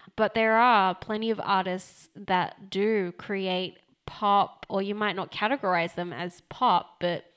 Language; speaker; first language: English; early bilingual, other home language; Japanese